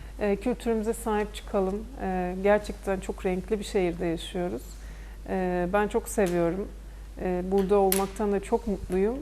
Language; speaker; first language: Turkish; native; Turkish